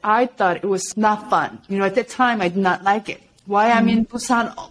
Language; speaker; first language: English; non-native, fluent; Korean